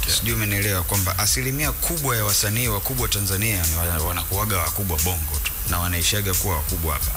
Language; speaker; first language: Swahili; native; Swahili